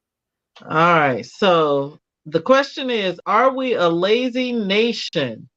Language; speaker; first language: English; native; English